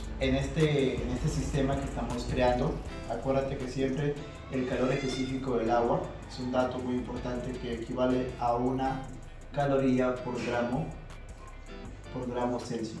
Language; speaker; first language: Spanish; native; Spanish